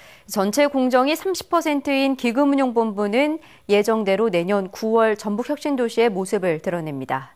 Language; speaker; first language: Korean; native; Korean